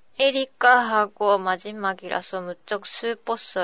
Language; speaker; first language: Korean; non-native, learner; Japanese